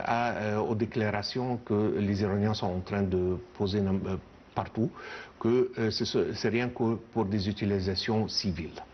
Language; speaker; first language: French; non-native, fluent; Arabic